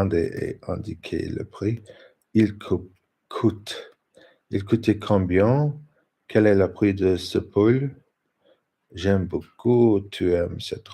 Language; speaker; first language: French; non-native, learner; English